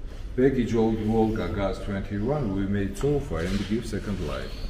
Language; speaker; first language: English; non-native, learner; Georgian